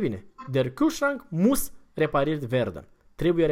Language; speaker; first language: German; non-native, fluent; Romanian